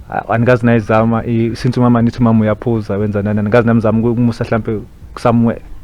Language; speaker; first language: Zulu; native; Zulu